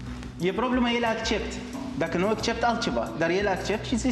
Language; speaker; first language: Romanian; non-native, learner; Arabic